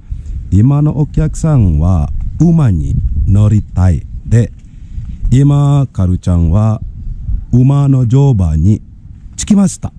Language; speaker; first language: Japanese; non-native, learner; Indonesian